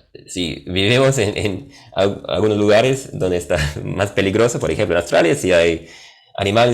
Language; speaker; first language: Spanish; non-native, fluent; English